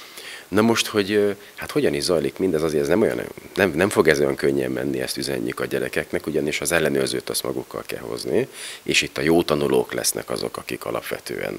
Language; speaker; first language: Hungarian; native; Hungarian